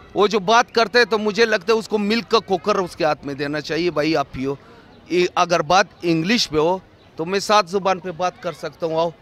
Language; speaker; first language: Urdu; non-native, fluent; Persian